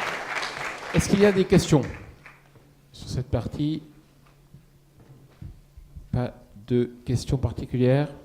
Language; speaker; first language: French; native; French